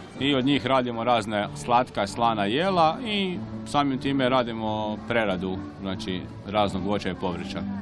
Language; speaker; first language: Croatian; native; Croatian